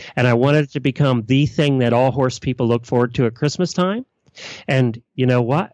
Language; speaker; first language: English; native; English